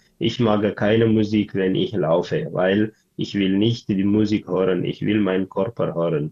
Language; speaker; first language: German; non-native, learner; Tigrinya